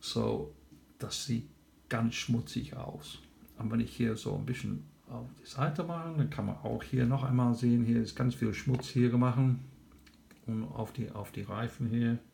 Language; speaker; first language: German; non-native, learner; English